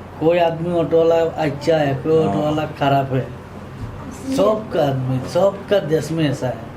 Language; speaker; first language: Hindi; non-native, local second language; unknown